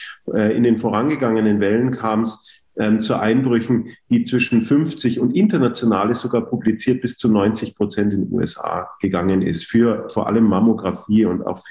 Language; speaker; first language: German; native; German